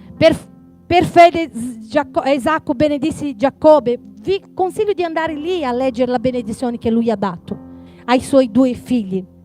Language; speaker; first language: Italian; non-native, fluent; Portuguese